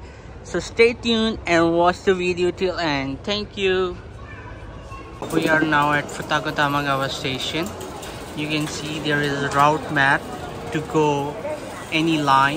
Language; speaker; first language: English; non-native, local second language; Urdu